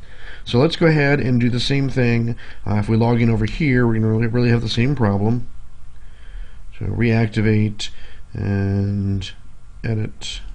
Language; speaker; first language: English; native; English